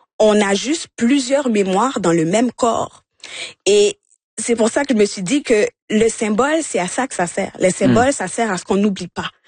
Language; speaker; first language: French; early bilingual, other home language; Haitian Creole